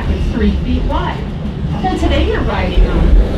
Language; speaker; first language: English; native; English